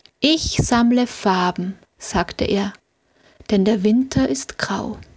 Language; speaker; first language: German; native; German